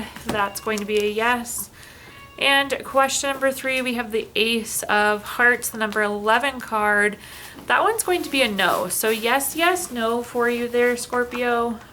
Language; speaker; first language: English; native; English